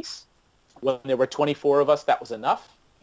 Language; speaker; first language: English; native; English